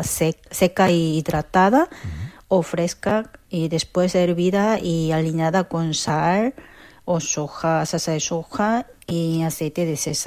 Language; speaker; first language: Spanish; non-native, fluent; Korean